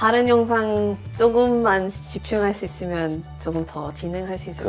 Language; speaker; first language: Korean; non-native, fluent; Swedish